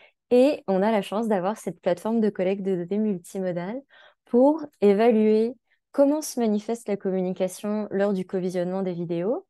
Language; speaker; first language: French; native; French